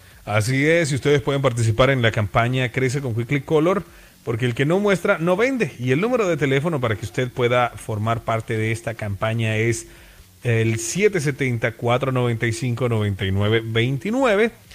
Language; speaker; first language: Spanish; native; Spanish